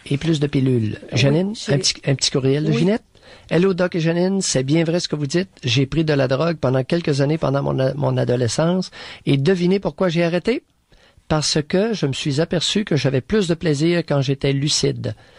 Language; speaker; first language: French; native; French